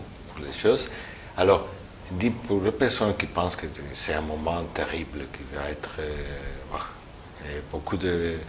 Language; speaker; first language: French; non-native, learner; Spanish